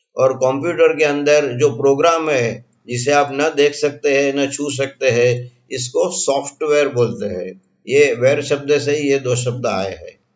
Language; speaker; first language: Hindi; non-native, local second language; Gujarati